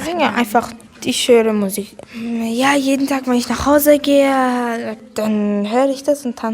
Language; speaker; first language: German; early bilingual, other home language; Kurdish